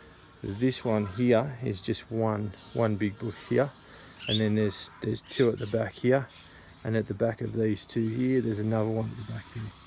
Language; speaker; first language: English; native; English